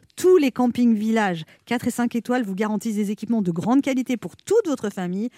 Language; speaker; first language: French; native; French